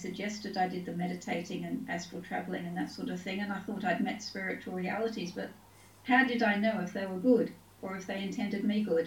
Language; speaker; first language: English; native; English